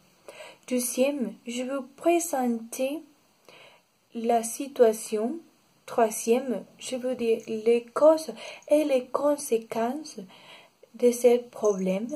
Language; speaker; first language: French; non-native, learner; Spanish